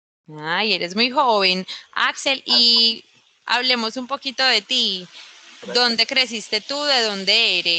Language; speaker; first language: Spanish; native; Spanish